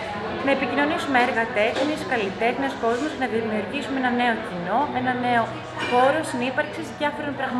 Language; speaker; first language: Greek; native; Greek